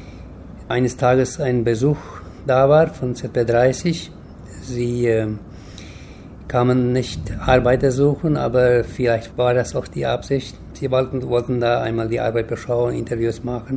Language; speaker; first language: German; early bilingual, heritage; German